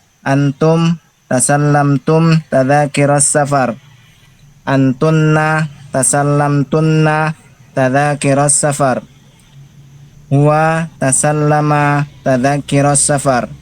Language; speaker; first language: Arabic; non-native, learner; Indonesian